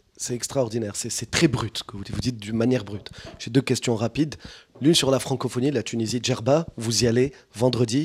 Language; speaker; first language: French; non-native, local second language; Arabic